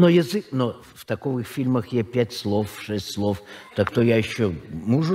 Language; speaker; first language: Czech; non-native, fluent; Russian